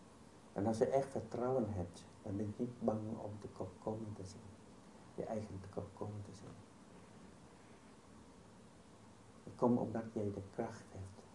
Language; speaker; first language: Dutch; non-native, fluent; Vietnamese